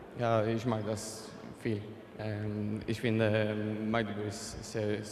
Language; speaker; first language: German; non-native, learner; Swedish